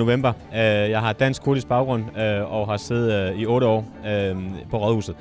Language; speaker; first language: Danish; early bilingual, other home language; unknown